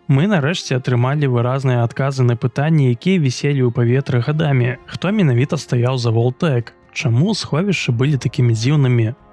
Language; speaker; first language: Belarusian; native; Belarusian